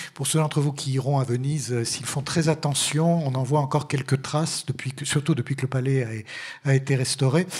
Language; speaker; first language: French; native; French